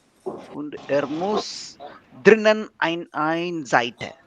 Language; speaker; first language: German; non-native, learner; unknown